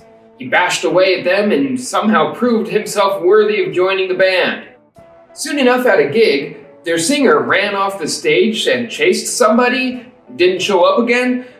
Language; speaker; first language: English; native; English